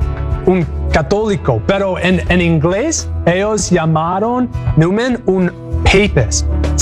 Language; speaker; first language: Spanish; non-native, learner; English